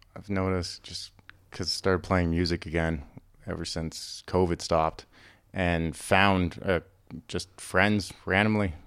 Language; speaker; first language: English; native; English